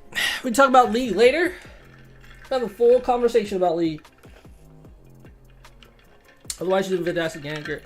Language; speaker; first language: English; native; English